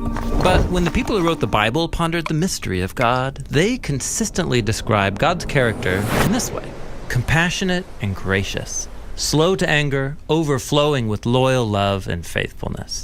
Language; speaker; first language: English; native; English